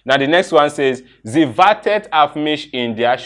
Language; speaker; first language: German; non-native, fluent; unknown